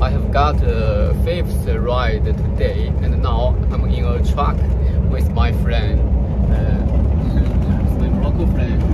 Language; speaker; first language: English; non-native, fluent; Chinese